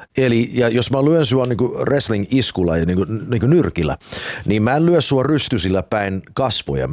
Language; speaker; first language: Finnish; early bilingual, heritage; Finnish